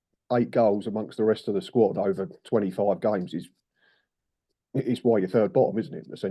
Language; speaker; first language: English; native; English